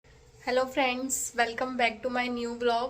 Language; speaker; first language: Hindi; native; Hindi